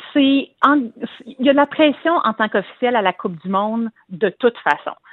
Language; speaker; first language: French; native; French